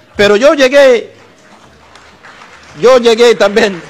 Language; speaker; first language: Spanish; non-native, learner; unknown